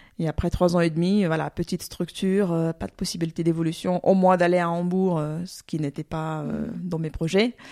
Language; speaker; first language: French; early bilingual, other home language; Russian